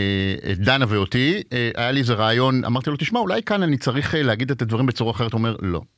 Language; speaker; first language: Hebrew; native; Hebrew